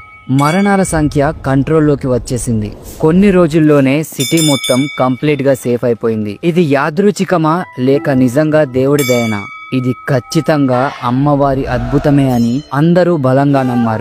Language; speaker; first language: Telugu; native; Telugu